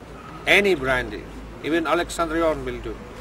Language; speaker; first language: English; non-native, learner; Estonian